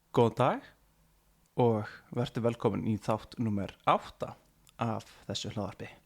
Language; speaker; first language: Icelandic; native; Icelandic